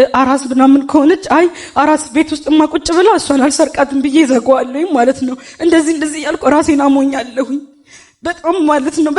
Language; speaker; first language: Amharic; native; Amharic